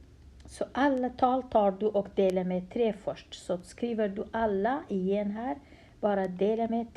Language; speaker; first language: Swedish; non-native, fluent; Central Kurdish